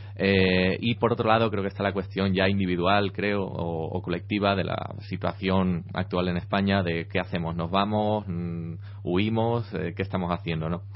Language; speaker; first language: Spanish; native; Spanish